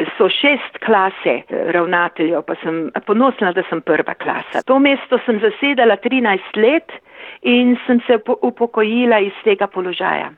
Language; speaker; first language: Slovenian; early bilingual, heritage; Slovenian